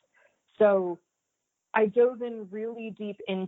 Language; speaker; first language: English; native; English